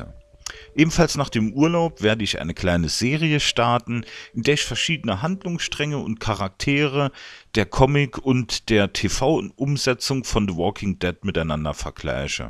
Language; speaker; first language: German; native; German